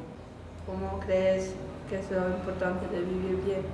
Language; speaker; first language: Spanish; non-native, learner; Dutch